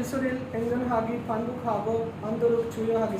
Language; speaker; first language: Korean; non-native, learner; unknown